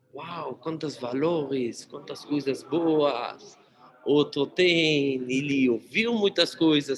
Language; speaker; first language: Portuguese; non-native, fluent; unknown